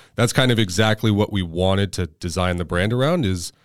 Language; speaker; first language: English; native; English